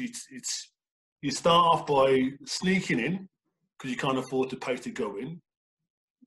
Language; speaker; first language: English; native; English